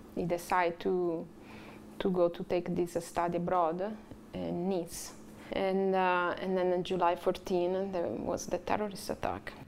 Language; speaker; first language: English; non-native, learner; Italian